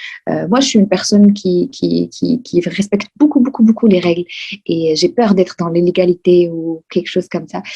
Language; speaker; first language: French; non-native, local second language; Arabic